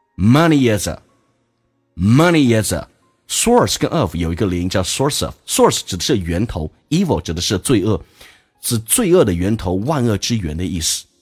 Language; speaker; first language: Chinese; native; Chinese